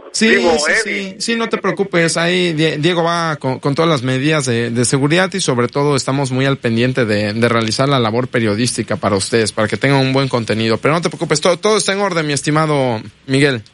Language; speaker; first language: Spanish; native; Spanish